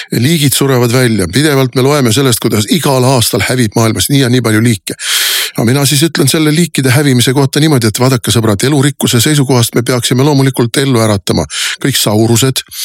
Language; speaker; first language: Estonian; native; Estonian